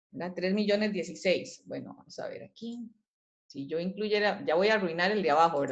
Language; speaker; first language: Spanish; native; Spanish